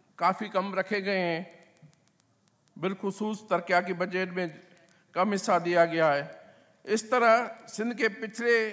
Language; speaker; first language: Urdu; non-native, local second language; Sindhi